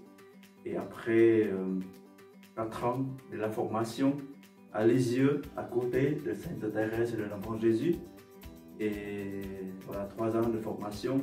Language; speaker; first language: French; non-native, fluent; Vietnamese